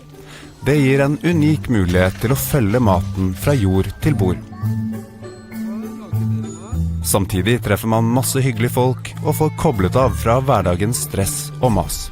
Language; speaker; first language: Norwegian; native; Norwegian